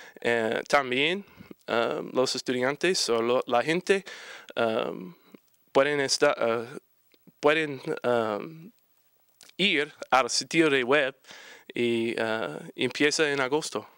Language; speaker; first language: Spanish; non-native, learner; English